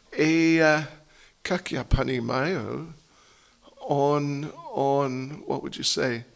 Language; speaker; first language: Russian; non-native, learner; English